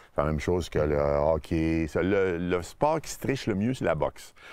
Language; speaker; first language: French; native; French